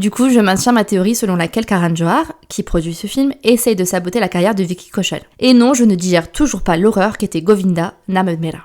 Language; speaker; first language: French; native; French